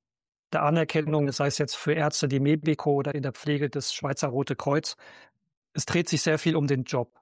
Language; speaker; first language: German; native; German